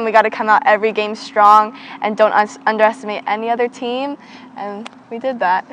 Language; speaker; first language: English; native; English